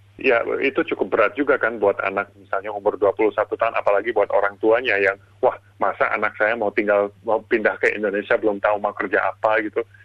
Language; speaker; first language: Indonesian; non-native, fluent; English